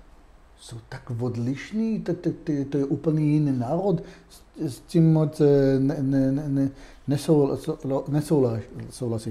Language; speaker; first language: Czech; non-native, fluent; Hebrew